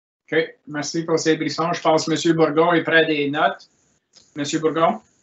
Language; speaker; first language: French; native; French